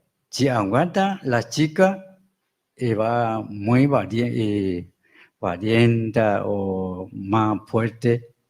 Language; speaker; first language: Spanish; non-native, local second language; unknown